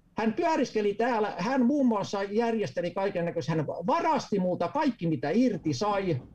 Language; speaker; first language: Finnish; native; Finnish